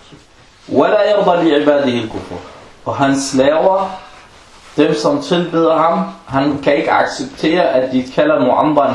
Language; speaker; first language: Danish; non-native, fluent; Arabic